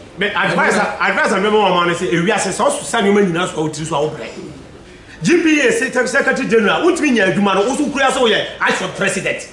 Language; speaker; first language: English; non-native, local second language; Akan